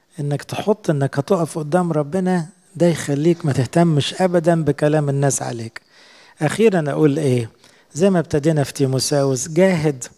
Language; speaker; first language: Arabic; native; Arabic